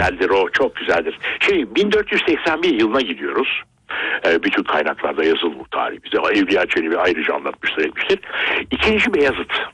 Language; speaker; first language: Turkish; native; Turkish